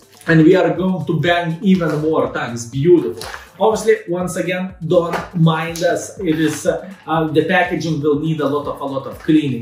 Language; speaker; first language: English; non-native, fluent; Lithuanian